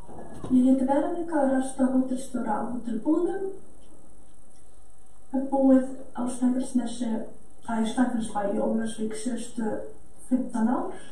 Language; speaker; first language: Icelandic; non-native, fluent; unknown